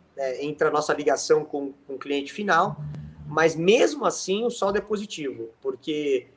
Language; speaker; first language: Portuguese; native; Portuguese